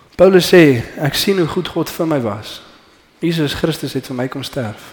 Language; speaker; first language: Afrikaans; native; Afrikaans